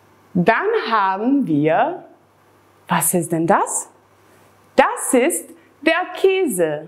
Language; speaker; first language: German; non-native, fluent; Serbian